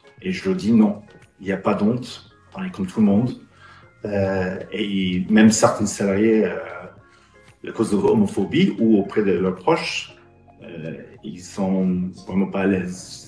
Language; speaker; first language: French; non-native, fluent; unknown